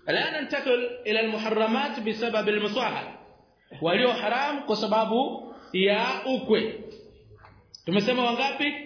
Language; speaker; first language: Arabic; non-native, fluent; Swahili